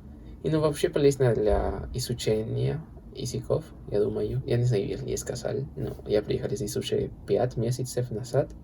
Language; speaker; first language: Russian; non-native, learner; Spanish